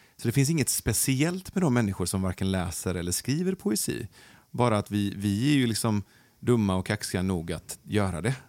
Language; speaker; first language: Swedish; early bilingual, other home language; Persian